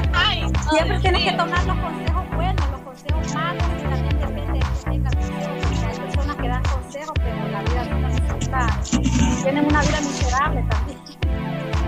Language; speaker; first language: Spanish; native; Spanish